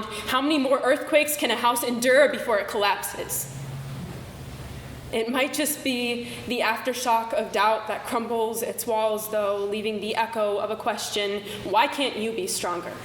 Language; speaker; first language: English; native; English